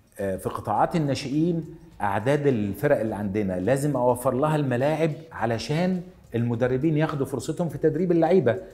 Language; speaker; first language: Arabic; native; Arabic